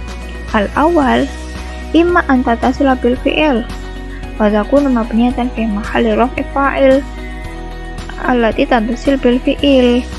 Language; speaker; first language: Arabic; non-native, learner; Indonesian